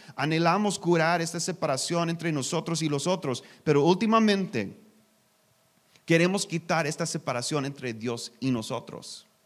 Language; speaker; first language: Spanish; non-native, learner; English